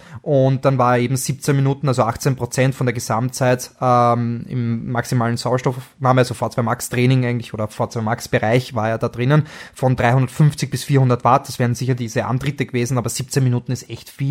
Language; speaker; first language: German; native; German